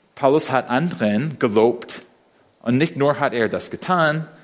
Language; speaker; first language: German; non-native, fluent; English